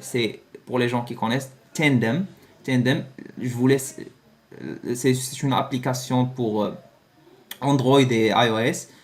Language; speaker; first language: French; non-native, fluent; Arabic